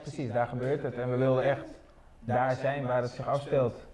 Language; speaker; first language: Dutch; non-native, local second language; Papiamento